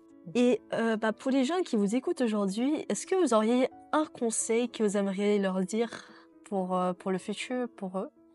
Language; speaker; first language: French; native; French